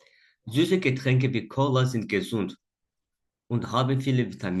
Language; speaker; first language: German; non-native, fluent; Azerbaijani